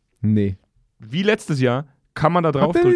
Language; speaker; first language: German; native; German